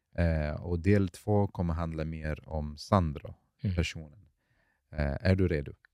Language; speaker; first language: Swedish; early bilingual, other home language; Arabic